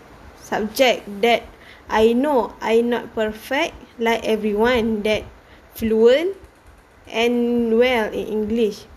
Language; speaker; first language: English; non-native, learner; Malay